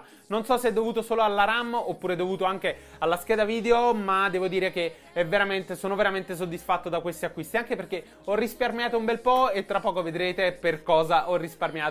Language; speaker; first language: Italian; native; Italian